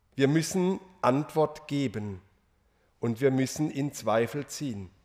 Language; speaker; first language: German; native; German